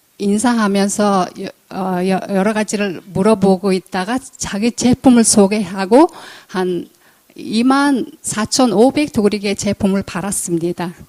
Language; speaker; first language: Korean; non-native, fluent; Mongolian